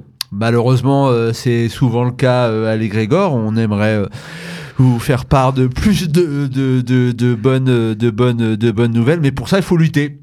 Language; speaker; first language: French; native; French